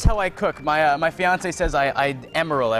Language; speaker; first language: English; native; English